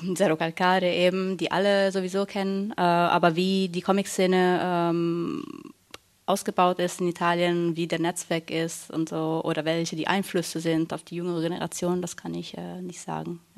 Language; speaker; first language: German; early bilingual, heritage; Italian